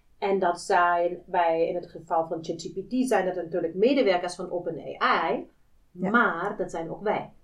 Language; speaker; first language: Dutch; non-native, fluent; German